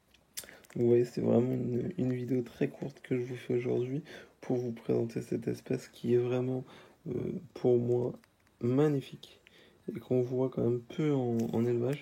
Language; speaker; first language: French; native; French